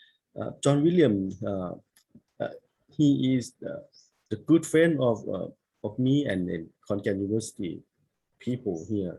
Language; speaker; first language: English; non-native, learner; Thai